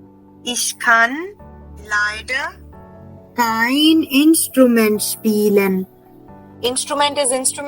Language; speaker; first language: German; non-native, fluent; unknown